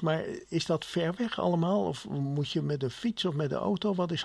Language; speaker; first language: Dutch; native; Dutch